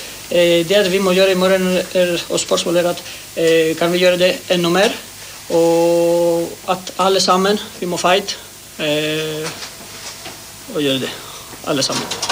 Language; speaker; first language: Norwegian; non-native, fluent; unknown